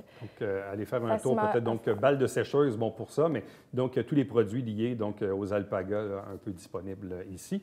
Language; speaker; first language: French; native; French